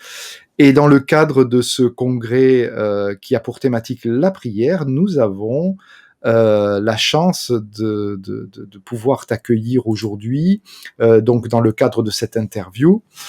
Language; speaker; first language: French; native; French